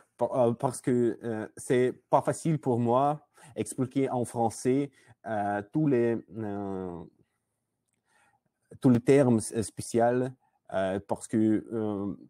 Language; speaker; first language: French; non-native, learner; Russian